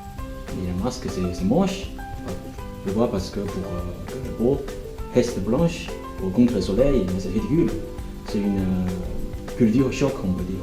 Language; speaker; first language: French; non-native, fluent; Chinese